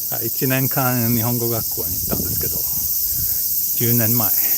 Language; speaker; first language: Japanese; non-native, learner; Swedish